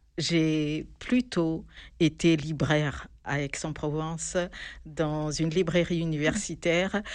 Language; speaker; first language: French; non-native, local second language; Malagasy